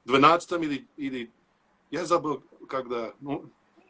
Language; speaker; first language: Russian; non-native, learner; English